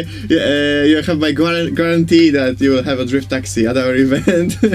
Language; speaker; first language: English; non-native, fluent; Polish